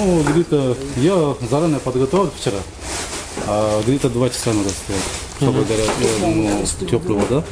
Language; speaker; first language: Russian; non-native, local second language; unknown